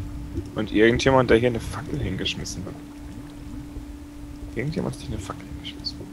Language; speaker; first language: German; native; German